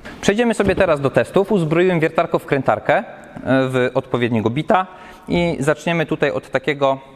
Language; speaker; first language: Polish; native; Polish